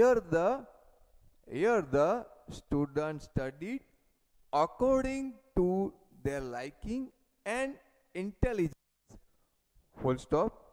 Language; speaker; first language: English; non-native, local second language; Gujarati